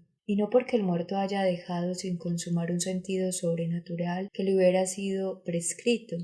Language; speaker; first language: Spanish; native; Spanish